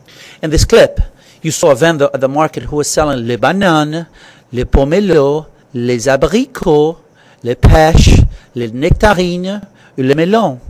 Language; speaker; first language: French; non-native, fluent; English